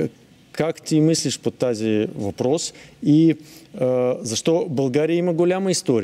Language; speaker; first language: Bulgarian; non-native, learner; Russian